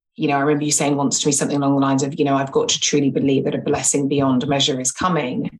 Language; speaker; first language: English; native; English